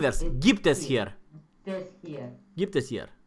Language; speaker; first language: German; non-native, fluent; Romanian